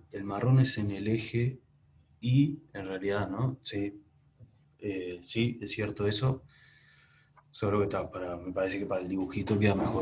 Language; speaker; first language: Spanish; native; Spanish